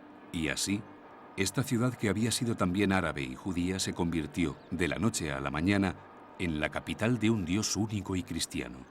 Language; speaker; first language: Spanish; native; Spanish